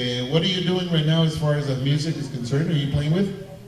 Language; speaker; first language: English; early bilingual, other home language; Spanish